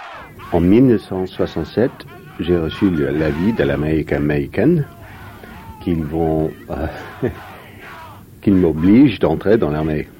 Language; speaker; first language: French; non-native, fluent; English